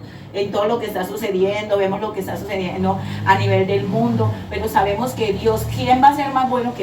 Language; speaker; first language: Spanish; native; Spanish